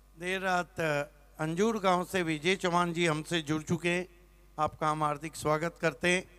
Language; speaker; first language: Hindi; non-native, local second language; Marathi